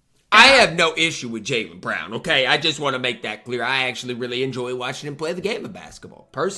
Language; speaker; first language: English; native; English